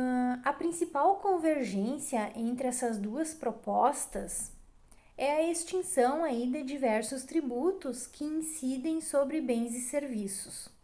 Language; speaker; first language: Portuguese; native; Portuguese